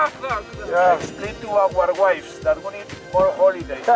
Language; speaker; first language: English; non-native, learner; Spanish